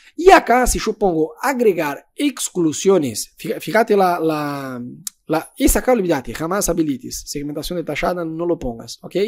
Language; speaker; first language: Spanish; non-native, fluent; Portuguese